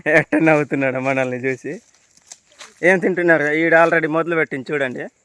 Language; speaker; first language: Telugu; non-native, local second language; Koya